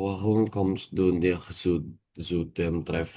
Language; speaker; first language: German; non-native, learner; Indonesian